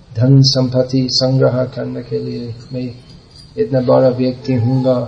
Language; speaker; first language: Hindi; non-native, fluent; English